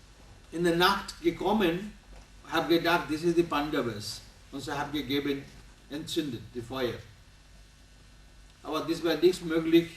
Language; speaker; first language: German; non-native, learner; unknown